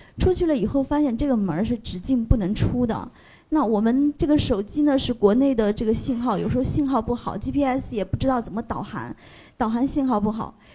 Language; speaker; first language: Chinese; native; Chinese